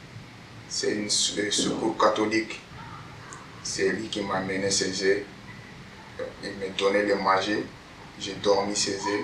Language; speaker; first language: French; non-native, learner; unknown